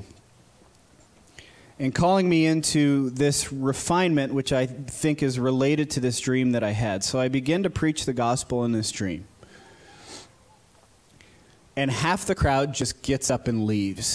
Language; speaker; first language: English; native; English